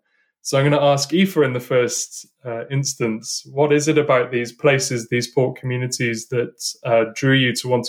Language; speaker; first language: English; native; English